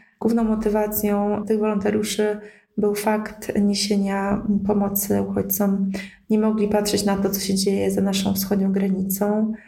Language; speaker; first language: Polish; native; Polish